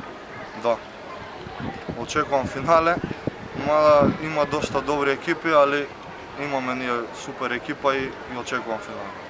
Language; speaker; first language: Macedonian; native; Macedonian